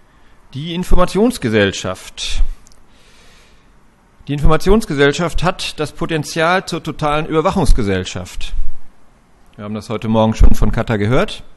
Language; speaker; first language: German; native; German